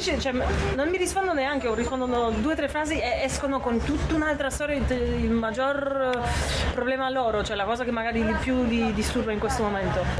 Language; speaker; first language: Italian; non-native, fluent; Polish